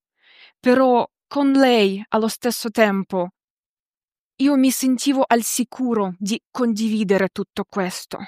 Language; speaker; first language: Italian; non-native, fluent; Ukrainian